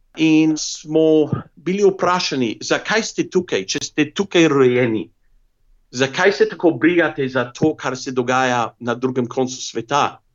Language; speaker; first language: Slovenian; early bilingual, heritage; Slovenian